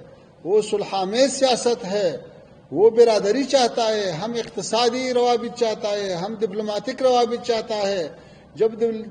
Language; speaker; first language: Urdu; non-native, fluent; Pashto